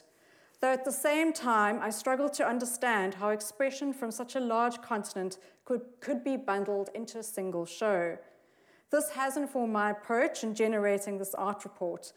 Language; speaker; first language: English; native; English